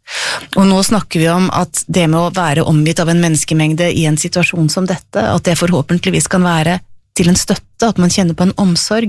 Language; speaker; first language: Norwegian; native; Norwegian